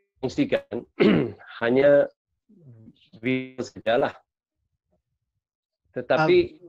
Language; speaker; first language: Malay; non-native, local second language; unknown